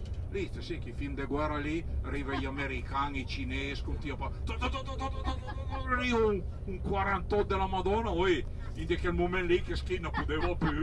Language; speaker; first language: Italian; native; Italian